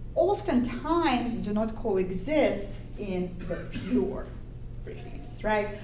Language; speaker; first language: English; non-native, fluent; Ukrainian